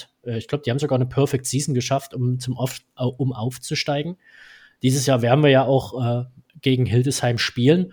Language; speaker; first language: German; native; German